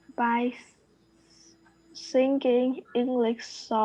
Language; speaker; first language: English; non-native, learner; Vietnamese